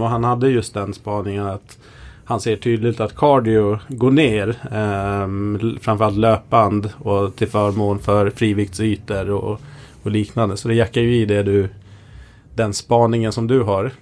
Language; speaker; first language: Swedish; native; Swedish